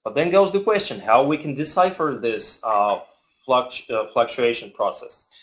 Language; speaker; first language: English; non-native, fluent; Russian